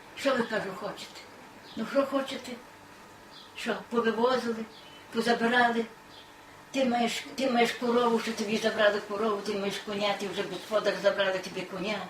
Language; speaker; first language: Ukrainian; native; Ukrainian